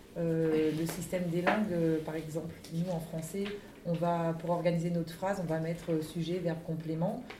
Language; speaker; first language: French; native; French